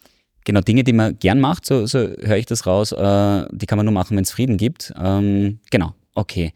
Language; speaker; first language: German; native; German